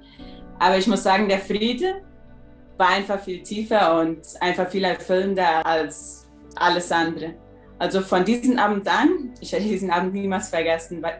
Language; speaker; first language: German; early bilingual, heritage; German